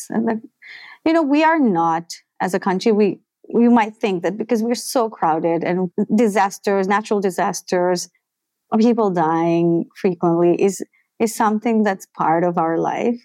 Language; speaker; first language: English; non-native, local second language; Bangla